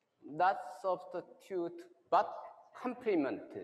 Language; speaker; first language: English; non-native, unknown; Korean